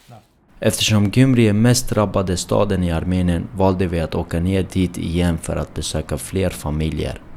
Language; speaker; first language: Swedish; early bilingual, other home language; Armenian